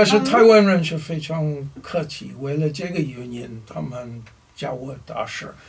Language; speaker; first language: Chinese; non-native, learner; English